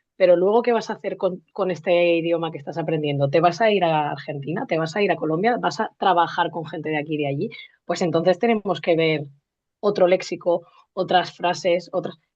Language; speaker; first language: Spanish; native; Spanish